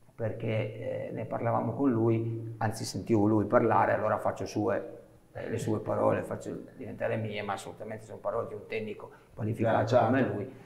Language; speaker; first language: Italian; native; Italian